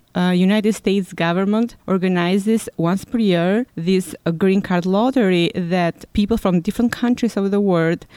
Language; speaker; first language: English; non-native, fluent; Albanian